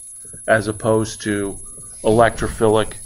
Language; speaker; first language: English; native; English